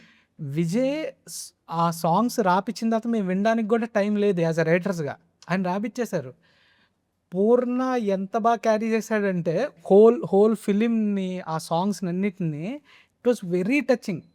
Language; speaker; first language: Telugu; native; Telugu